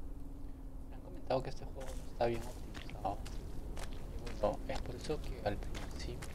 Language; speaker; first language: Spanish; native; Spanish